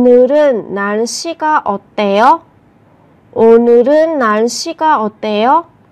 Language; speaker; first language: Korean; non-native, fluent; Vietnamese